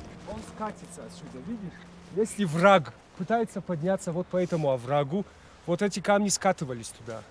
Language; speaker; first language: Russian; non-native, local second language; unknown